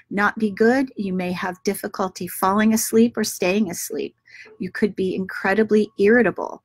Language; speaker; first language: English; native; English